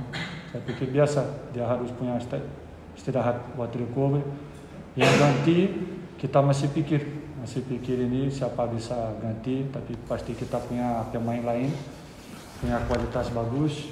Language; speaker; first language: Indonesian; non-native, learner; Portuguese